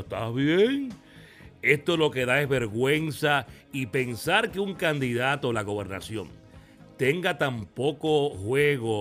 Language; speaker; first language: Spanish; native; Spanish